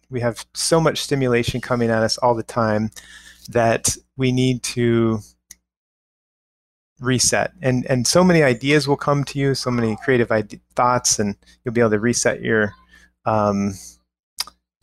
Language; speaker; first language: English; native; English